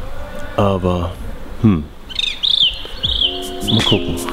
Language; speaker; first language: German; native; German